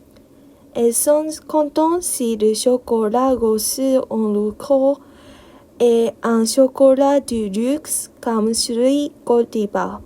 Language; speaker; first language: French; non-native, learner; Japanese